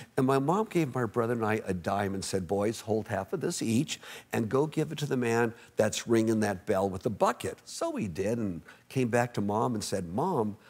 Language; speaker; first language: English; native; English